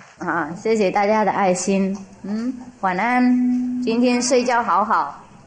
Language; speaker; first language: Chinese; non-native, fluent; Vietnamese